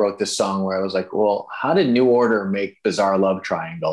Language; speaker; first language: English; native; English